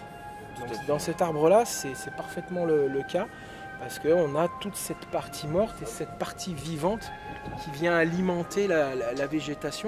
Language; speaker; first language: French; native; French